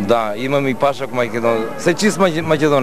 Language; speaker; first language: Macedonian; early bilingual, heritage; Macedonian